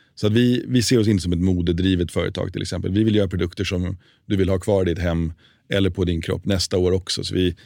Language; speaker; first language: Swedish; native; Swedish